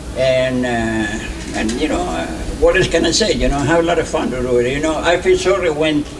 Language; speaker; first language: English; non-native, fluent; Spanish